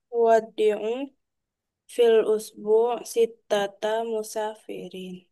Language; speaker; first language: Arabic; non-native, learner; Indonesian